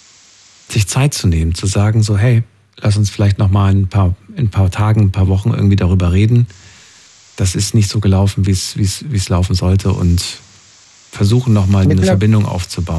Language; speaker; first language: German; native; German